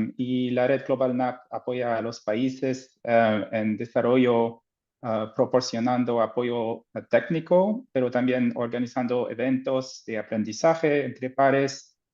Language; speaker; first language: Spanish; non-native, fluent; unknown